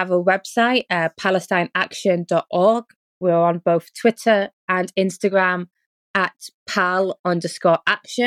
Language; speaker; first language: English; native; English